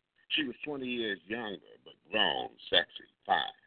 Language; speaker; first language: English; native; English